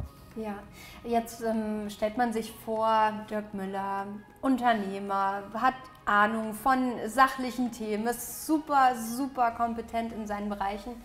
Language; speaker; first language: German; native; German